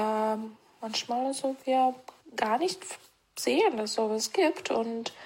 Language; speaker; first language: German; non-native, fluent; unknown